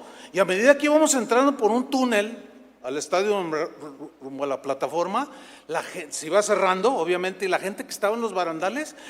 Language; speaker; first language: Spanish; native; Spanish